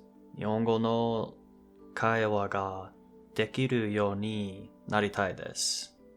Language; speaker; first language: Japanese; non-native, learner; English